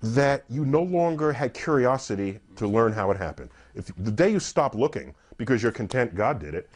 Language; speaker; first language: English; native; English